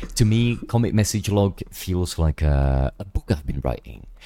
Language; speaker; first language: English; non-native, fluent; Czech